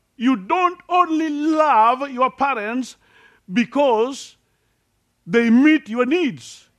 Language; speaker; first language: English; non-native, local second language; Luo (Kenya and Tanzania)